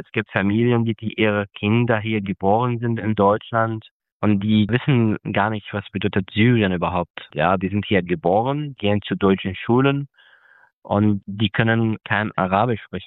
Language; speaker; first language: German; non-native, fluent; Arabic